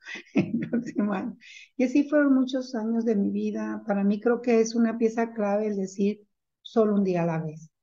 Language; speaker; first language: Spanish; native; Spanish